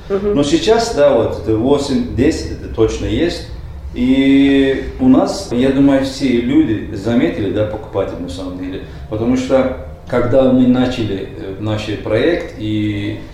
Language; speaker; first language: Russian; non-native, learner; Turkish